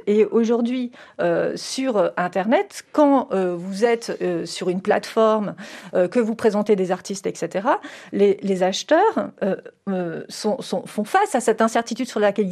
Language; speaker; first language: French; native; French